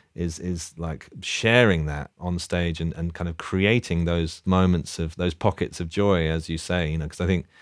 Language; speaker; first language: English; native; English